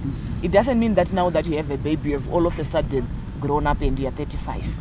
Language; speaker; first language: English; non-native, local second language; Shona